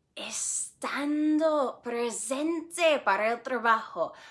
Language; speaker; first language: Spanish; non-native, fluent; English